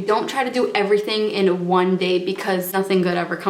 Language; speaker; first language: English; native; English